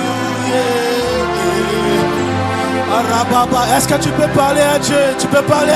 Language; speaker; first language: French; non-native, local second language; Lingala